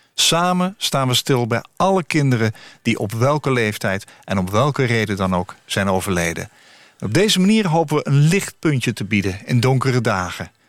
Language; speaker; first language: Dutch; native; Dutch